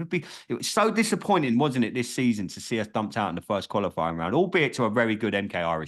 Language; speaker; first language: English; native; English